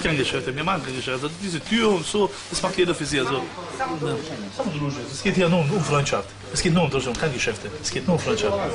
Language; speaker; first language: German; early bilingual, other home language; Bosnian